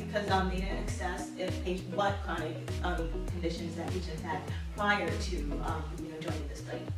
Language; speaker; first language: English; native; English